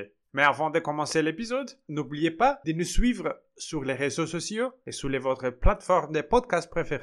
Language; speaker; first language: French; non-native, fluent; Portuguese